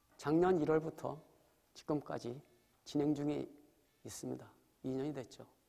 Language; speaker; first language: Korean; native; Korean